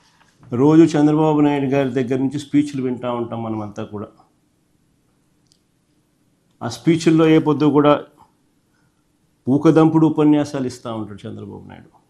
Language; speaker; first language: Telugu; native; Telugu